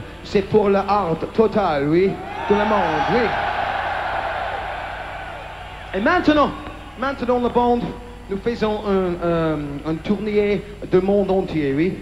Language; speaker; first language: French; non-native, learner; English